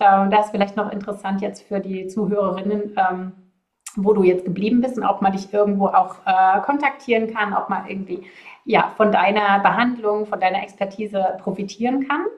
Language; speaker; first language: German; native; German